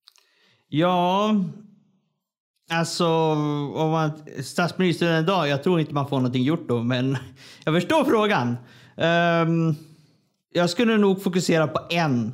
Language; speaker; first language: Swedish; native; Swedish